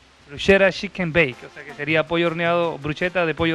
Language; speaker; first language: Spanish; native; Spanish